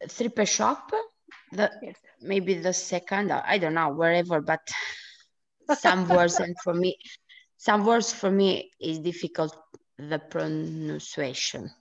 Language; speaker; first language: English; non-native, learner; Italian